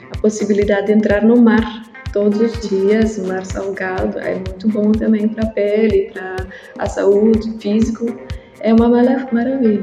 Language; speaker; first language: Portuguese; non-native, learner; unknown